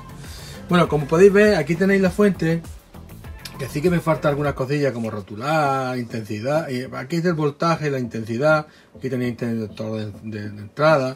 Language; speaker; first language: Spanish; native; Spanish